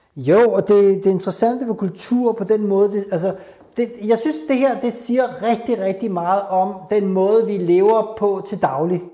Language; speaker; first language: Danish; early bilingual, other home language; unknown